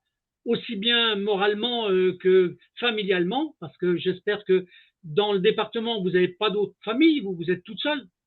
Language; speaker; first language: French; native; French